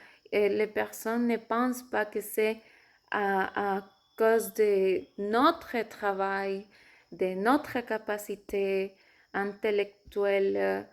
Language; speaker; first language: French; non-native, fluent; Spanish